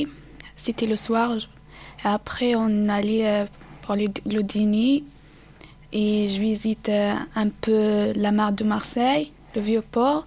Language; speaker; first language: French; non-native, learner; Arabic